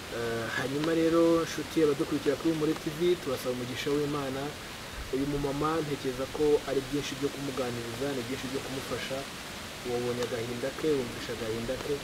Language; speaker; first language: Kinyarwanda; native; Kinyarwanda